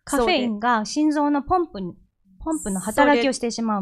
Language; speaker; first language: Japanese; non-native, fluent; Korean